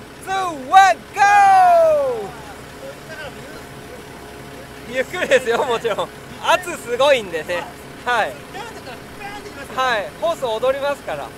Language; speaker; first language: Japanese; native; Japanese